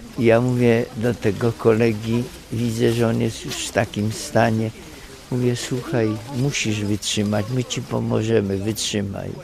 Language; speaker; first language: Polish; native; Polish